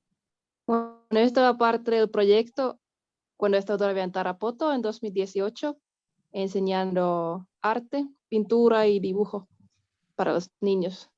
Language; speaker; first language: Spanish; non-native, fluent; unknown